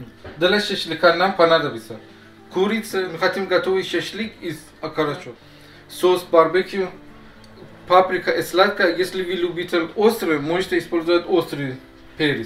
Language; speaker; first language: Russian; non-native, learner; Persian